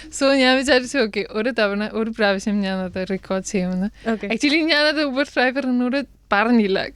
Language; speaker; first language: Malayalam; non-native, fluent; German